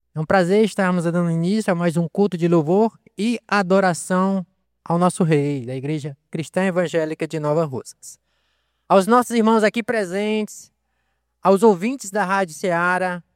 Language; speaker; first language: Portuguese; native; Portuguese